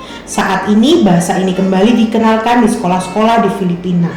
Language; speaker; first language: Indonesian; native; Indonesian